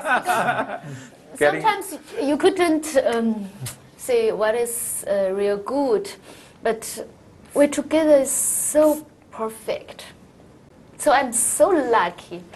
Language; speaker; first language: English; non-native, learner; Chinese